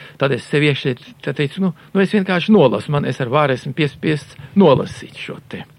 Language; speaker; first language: Latvian; native; Latvian